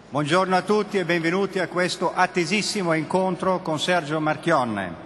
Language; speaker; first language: Italian; non-native, fluent; German